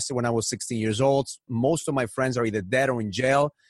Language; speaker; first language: English; early bilingual, other home language; Spanish